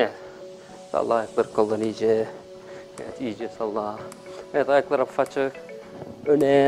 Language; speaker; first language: Turkish; native; Turkish